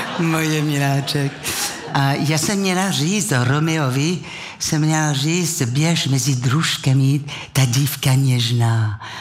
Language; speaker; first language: Czech; non-native, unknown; French